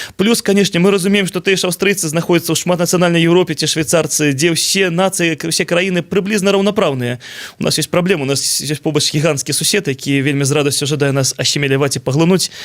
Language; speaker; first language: Belarusian; non-native, local second language; Russian